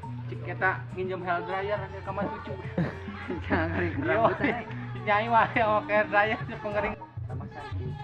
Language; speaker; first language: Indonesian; non-native, local second language; Sundanese